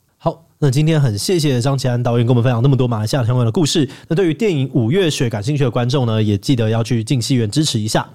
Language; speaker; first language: Chinese; native; Chinese